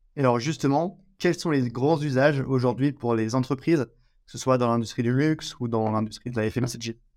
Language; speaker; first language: French; native; French